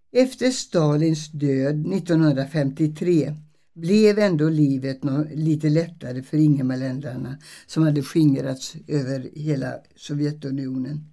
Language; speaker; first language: Swedish; early bilingual, other home language; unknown